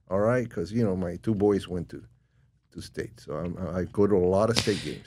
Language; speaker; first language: English; non-native, fluent; Spanish